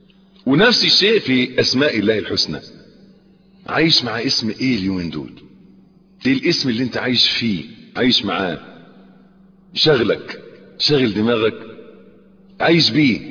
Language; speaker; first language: Arabic; native; Arabic